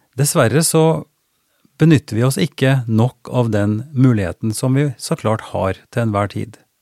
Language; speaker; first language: Norwegian; native; Norwegian